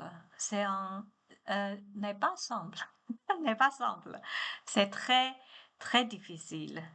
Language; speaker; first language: French; non-native, learner; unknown